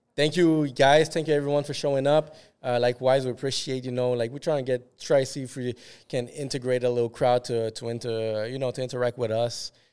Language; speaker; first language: English; native; English